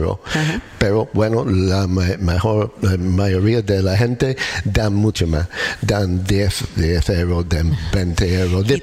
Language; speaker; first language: Spanish; non-native, learner; English